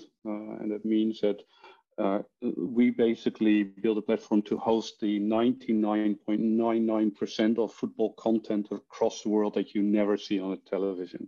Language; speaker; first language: English; non-native, fluent; Dutch